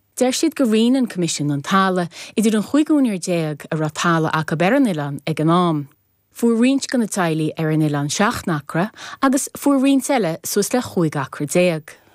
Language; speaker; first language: Irish; native; Irish